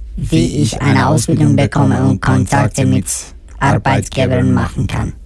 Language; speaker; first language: German; non-native, learner; Kurdish